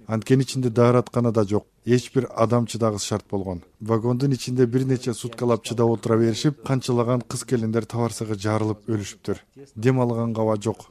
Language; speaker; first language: Kyrgyz; non-native, local second language; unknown